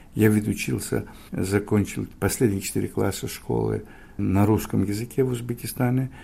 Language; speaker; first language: Russian; non-native, fluent; Greek